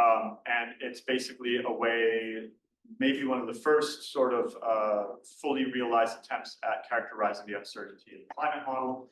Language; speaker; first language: English; native; English